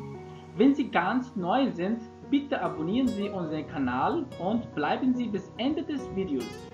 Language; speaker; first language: German; non-native, fluent; Persian